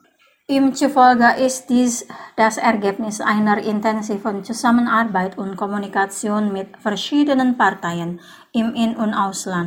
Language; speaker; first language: German; non-native, fluent; Indonesian